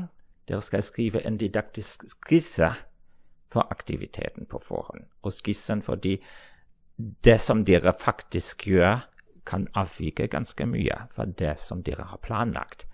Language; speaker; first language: Norwegian; non-native, fluent; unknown